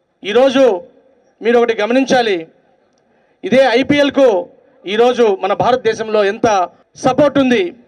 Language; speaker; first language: Telugu; native; Telugu